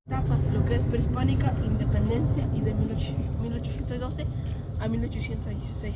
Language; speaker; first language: Spanish; native; Spanish